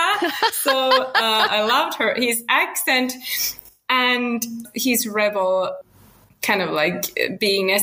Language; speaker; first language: English; non-native, fluent; Finnish